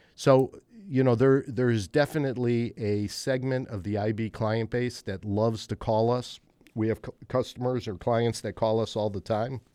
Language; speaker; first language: English; native; English